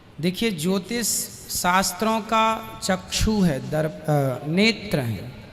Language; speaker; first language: Hindi; native; Hindi